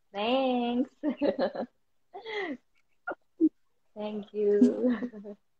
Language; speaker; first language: English; non-native, learner; Spanish